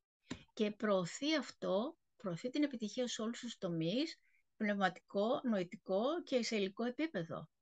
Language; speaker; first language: Greek; native; Greek